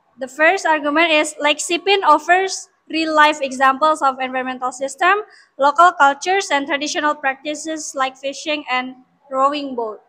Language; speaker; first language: English; non-native, learner; Indonesian